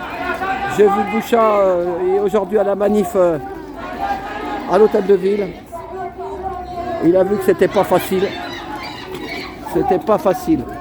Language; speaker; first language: French; native; French